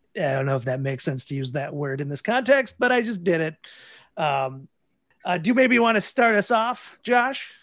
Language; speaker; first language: English; native; English